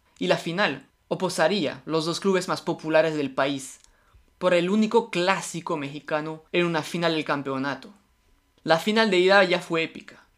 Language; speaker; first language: Spanish; non-native, fluent; French